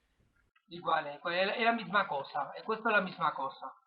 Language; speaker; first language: Italian; non-native, learner; Spanish